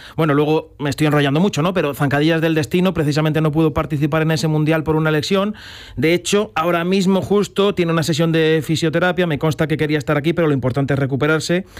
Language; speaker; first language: Spanish; native; Spanish